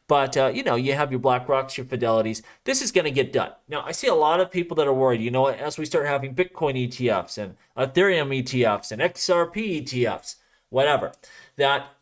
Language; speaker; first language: English; native; English